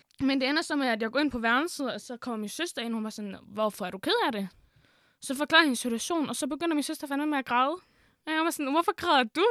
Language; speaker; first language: Danish; early bilingual, other home language; Arabic